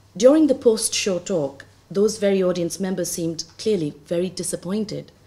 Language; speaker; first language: English; non-native, local second language; Bangla